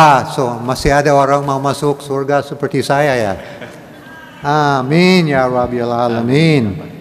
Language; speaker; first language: Indonesian; non-native, learner; English